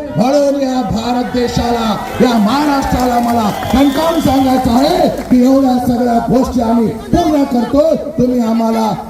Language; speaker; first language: Marathi; non-native, local second language; Lambadi